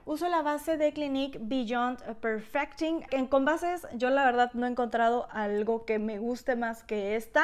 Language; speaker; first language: Spanish; native; Spanish